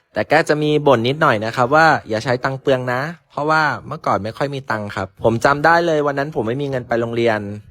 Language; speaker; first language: Thai; native; Thai